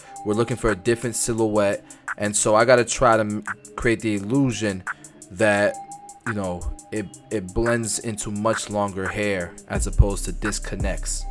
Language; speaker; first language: English; native; English